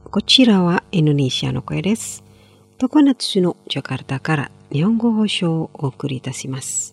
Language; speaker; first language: Japanese; non-native, fluent; Indonesian